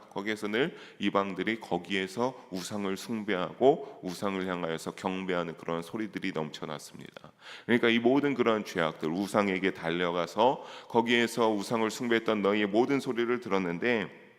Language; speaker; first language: Korean; native; Korean